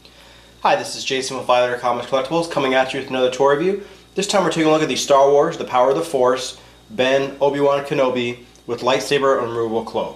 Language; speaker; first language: English; native; English